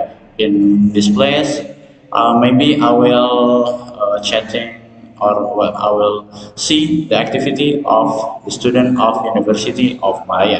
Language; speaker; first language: English; non-native, learner; Indonesian